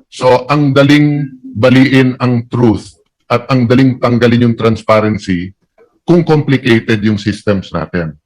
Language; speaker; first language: Filipino; native; Filipino